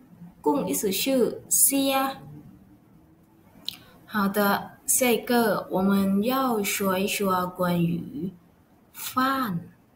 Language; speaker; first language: Chinese; non-native, learner; Thai